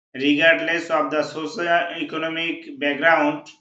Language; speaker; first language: English; non-native, local second language; Bangla